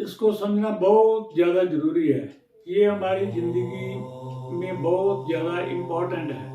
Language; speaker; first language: Hindi; non-native, local second language; Punjabi